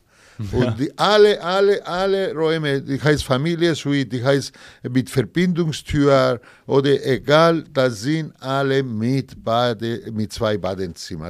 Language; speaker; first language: German; non-native, fluent; Greek